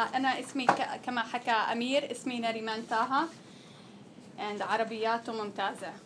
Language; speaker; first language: Arabic; early bilingual, heritage; Arabic